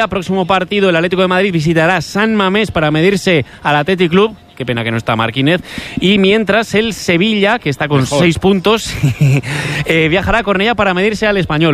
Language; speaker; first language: Spanish; native; Spanish